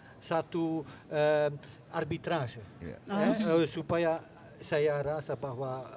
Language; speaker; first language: Indonesian; non-native, fluent; Dutch